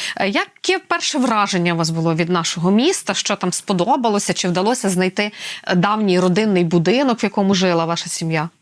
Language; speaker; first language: Ukrainian; native; Ukrainian